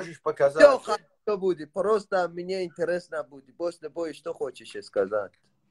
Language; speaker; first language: Russian; non-native, learner; Tajik